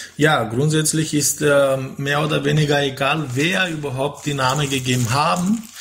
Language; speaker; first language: German; non-native, fluent; Romanian